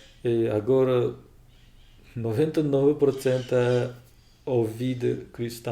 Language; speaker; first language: Portuguese; non-native, learner; Russian